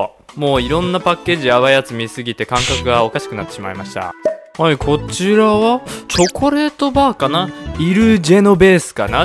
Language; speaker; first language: Japanese; native; Japanese